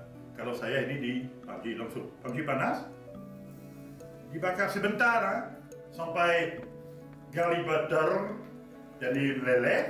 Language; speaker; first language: Indonesian; non-native, fluent; French